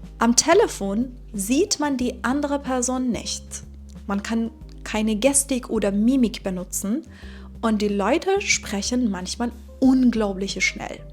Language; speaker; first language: German; non-native, fluent; Persian